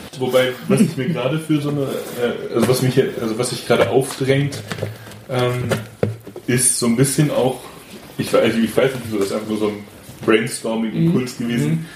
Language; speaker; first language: German; native; German